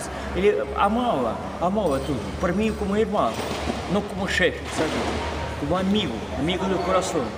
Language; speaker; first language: Portuguese; non-native, learner; Russian